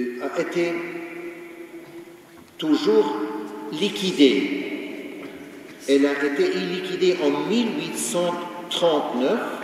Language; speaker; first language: French; non-native, fluent; Ukrainian